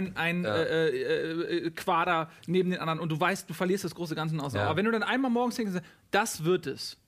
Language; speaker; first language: German; native; German